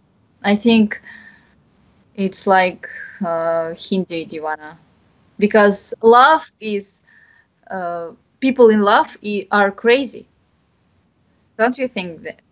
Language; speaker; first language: English; non-native, learner; Bashkir